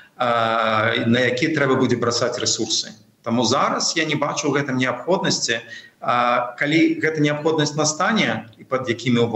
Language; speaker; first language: Belarusian; non-native, local second language; Russian